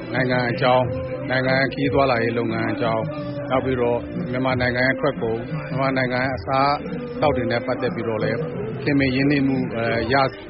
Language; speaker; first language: Burmese; native; Burmese